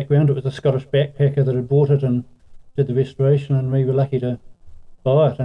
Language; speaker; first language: English; native; English